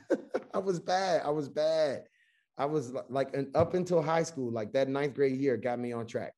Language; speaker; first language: English; native; English